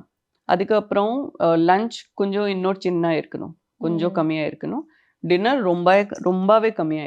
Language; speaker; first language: Tamil; non-native, fluent; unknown